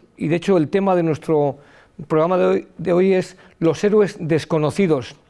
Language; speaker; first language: Spanish; native; Spanish